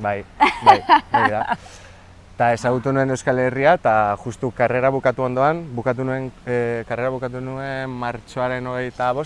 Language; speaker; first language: Basque; non-native, fluent; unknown